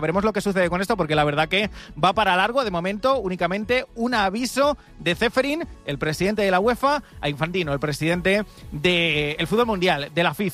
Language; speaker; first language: Spanish; native; Spanish